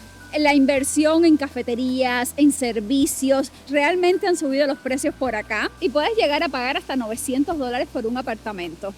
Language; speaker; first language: Spanish; native; Spanish